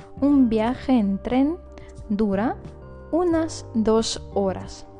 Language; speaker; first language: Spanish; non-native, fluent; Russian